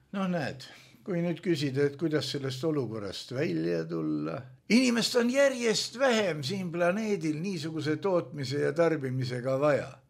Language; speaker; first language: Estonian; native; Estonian